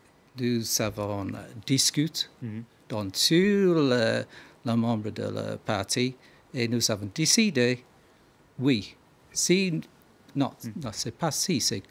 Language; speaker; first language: French; non-native, learner; English